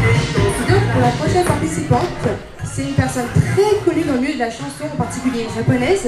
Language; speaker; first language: French; native; French